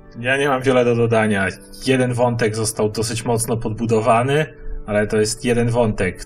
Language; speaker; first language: Polish; native; Polish